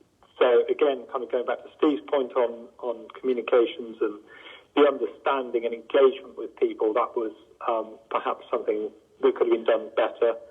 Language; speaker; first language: English; native; English